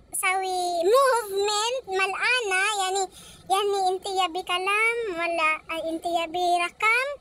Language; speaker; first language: Arabic; non-native, learner; Filipino